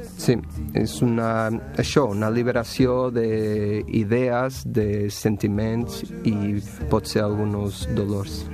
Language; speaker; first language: Catalan; non-native, learner; Portuguese